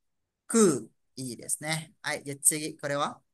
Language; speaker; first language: Japanese; non-native, fluent; Malay